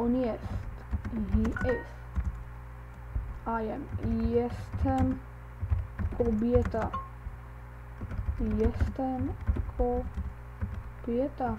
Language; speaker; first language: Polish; non-native, learner; Czech